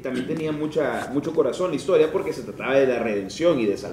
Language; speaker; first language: Spanish; native; Spanish